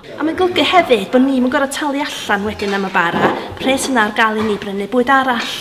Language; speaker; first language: Welsh; native; Welsh